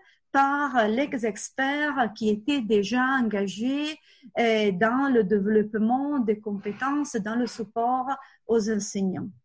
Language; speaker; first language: French; non-native, fluent; Italian